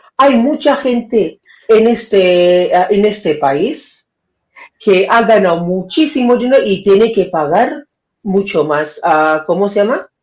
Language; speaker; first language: Spanish; non-native, fluent; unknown